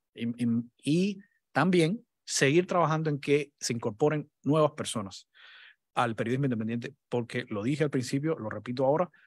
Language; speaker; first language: Spanish; native; Spanish